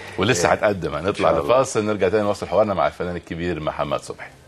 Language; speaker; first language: Arabic; native; Arabic